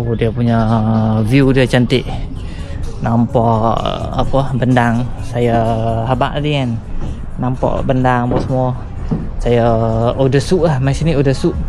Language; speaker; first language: Malay; native; Malay